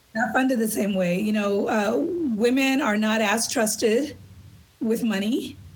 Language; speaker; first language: English; native; English